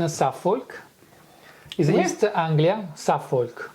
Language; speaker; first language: English; non-native, fluent; Italian